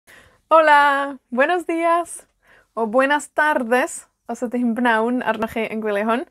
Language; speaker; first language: Welsh; native; Welsh